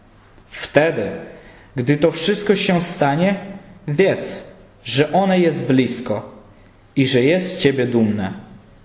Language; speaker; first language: Polish; native; Polish